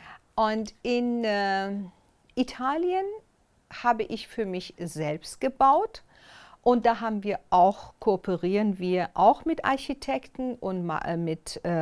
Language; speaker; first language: German; non-native, fluent; Persian